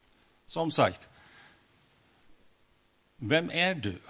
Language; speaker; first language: Swedish; non-native, fluent; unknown